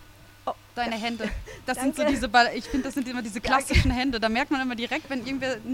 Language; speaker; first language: German; native; German